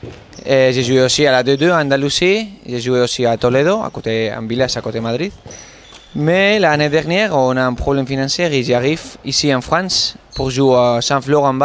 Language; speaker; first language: French; non-native, learner; Spanish